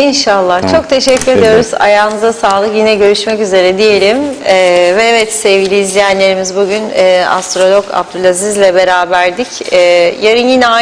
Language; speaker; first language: Turkish; native; Turkish